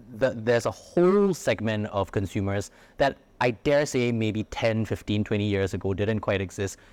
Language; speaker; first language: English; native; English